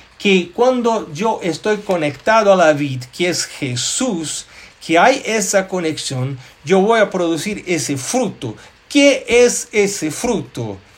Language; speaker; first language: Spanish; non-native, fluent; Portuguese